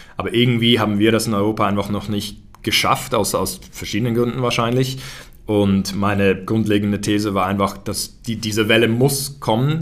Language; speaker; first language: German; early bilingual, heritage; German